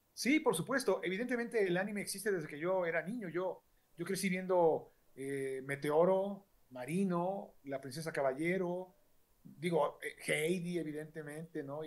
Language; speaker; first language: Spanish; native; Spanish